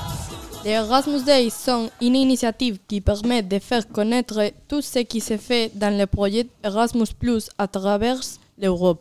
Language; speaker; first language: French; non-native, learner; Galician